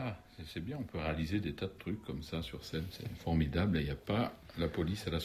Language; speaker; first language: French; native; French